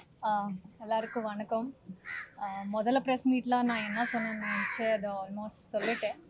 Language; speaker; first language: Tamil; non-native, learner; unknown